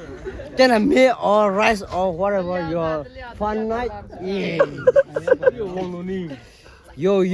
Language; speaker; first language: English; non-native, learner; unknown